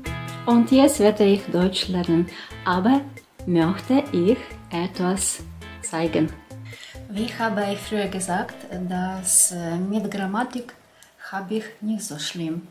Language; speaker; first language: German; non-native, learner; Russian